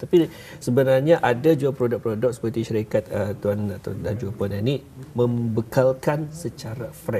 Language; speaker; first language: Malay; native; Malay